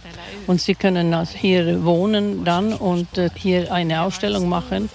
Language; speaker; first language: German; non-native, fluent; Swedish